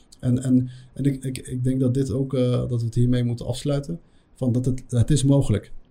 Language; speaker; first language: Dutch; early bilingual, other home language; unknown